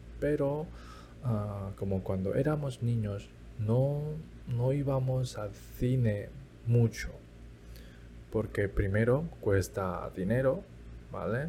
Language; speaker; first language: Spanish; early bilingual, other home language; Chinese